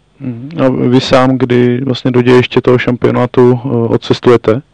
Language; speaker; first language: Czech; native; Czech